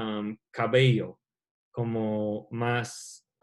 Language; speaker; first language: Spanish; non-native, learner; English